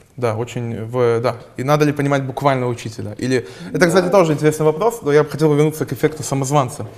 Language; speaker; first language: Russian; early bilingual, heritage; Russian